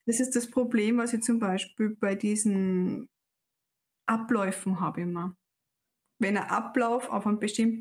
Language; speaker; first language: German; native; German